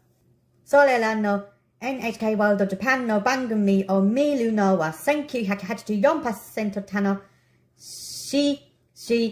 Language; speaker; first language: Japanese; non-native, learner; English